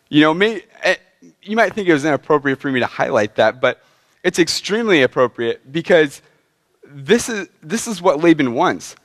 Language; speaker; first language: English; native; English